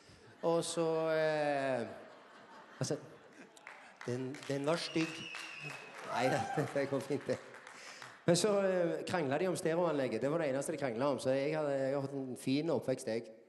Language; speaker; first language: Norwegian; native; Norwegian